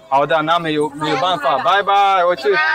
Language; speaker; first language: Chinese; non-native, learner; Rundi